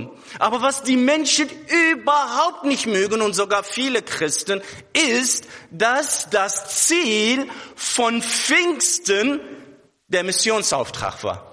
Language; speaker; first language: German; non-native, fluent; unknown